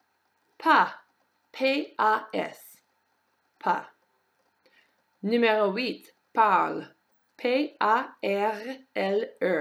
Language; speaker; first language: French; non-native, fluent; English